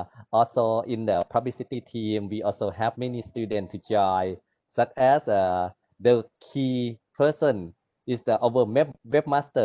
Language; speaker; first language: English; non-native, learner; Thai